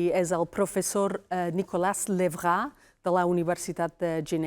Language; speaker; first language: Catalan; non-native, fluent; Welsh